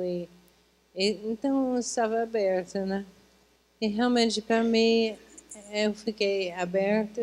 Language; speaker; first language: Portuguese; non-native, fluent; English